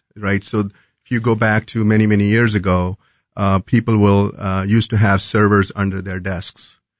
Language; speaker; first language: English; non-native, local second language; Hindi